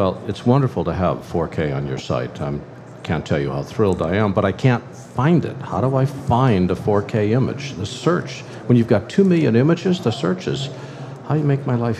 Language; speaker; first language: English; native; English